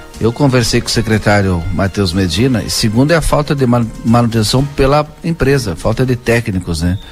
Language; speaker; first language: Portuguese; native; Portuguese